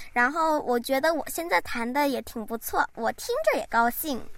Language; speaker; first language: Chinese; early bilingual, heritage; Chinese